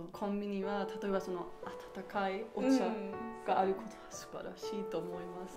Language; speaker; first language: Japanese; non-native, learner; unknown